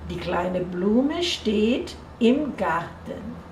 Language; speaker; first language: German; non-native, fluent; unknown